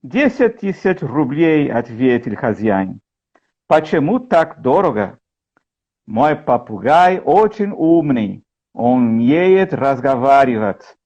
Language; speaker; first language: Russian; non-native, learner; Portuguese